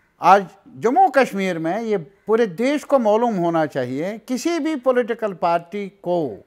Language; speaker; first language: Urdu; non-native, local second language; Kashmiri